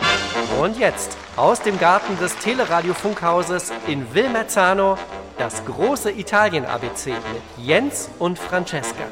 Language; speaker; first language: German; native; German